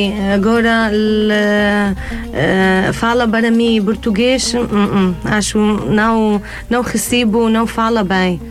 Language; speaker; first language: Portuguese; non-native, learner; Arabic